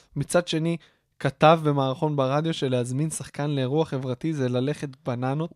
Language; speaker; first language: Hebrew; native; Hebrew